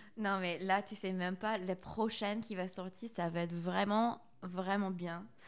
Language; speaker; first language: French; non-native, fluent; English